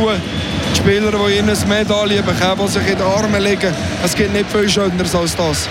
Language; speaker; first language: German; native; German